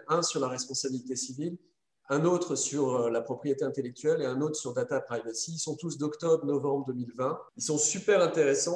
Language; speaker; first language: French; native; French